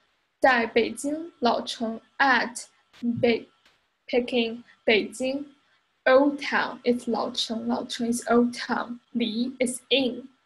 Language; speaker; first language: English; non-native, fluent; Chinese